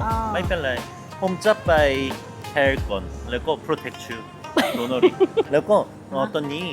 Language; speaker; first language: Thai; non-native, learner; Korean